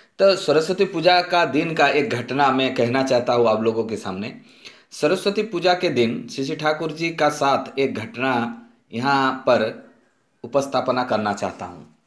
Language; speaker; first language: Hindi; non-native, local second language; Odia